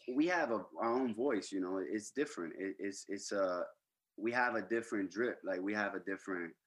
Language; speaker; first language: English; early bilingual, other home language; Spanish